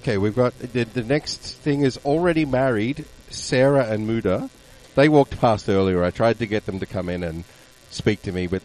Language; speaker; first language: English; native; English